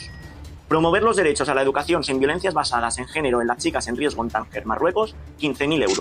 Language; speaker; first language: Spanish; native; Spanish